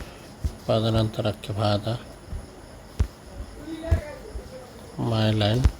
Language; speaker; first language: Arabic; non-native, learner; Bangla